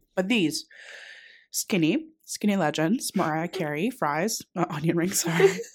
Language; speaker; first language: English; non-native, fluent; Greek